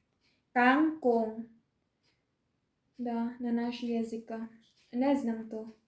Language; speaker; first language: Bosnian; non-native, learner; Filipino